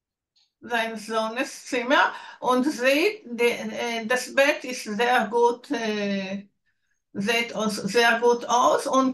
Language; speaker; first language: German; non-native, learner; Hebrew